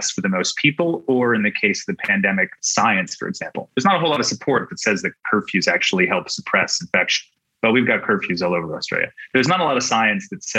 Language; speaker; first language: English; native; English